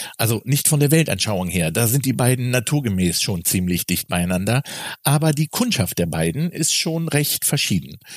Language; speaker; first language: German; native; German